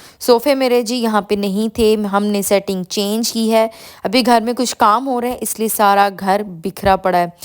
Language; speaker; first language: Urdu; non-native, local second language; Punjabi